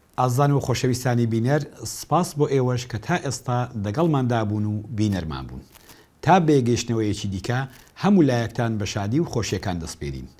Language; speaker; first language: Central Kurdish; native; Central Kurdish